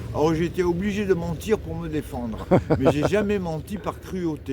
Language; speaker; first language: French; native; French